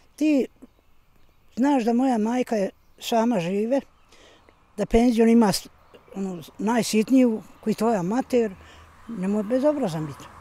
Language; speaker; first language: Croatian; native; Croatian